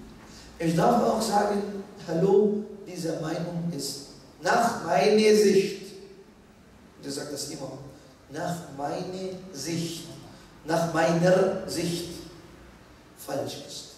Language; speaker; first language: German; non-native, fluent; Arabic